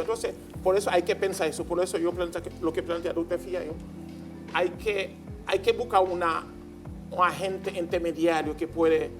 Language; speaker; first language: Spanish; non-native, learner; Haitian Creole